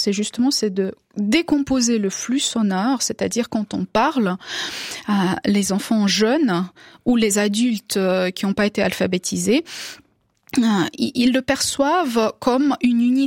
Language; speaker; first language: French; non-native, fluent; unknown